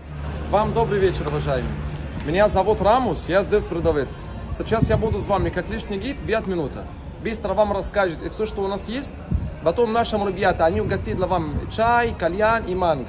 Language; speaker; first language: Russian; non-native, learner; Arabic